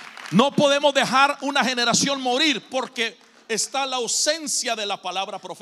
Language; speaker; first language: Spanish; native; Spanish